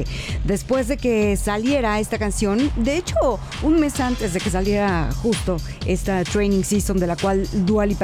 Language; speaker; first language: Spanish; native; Spanish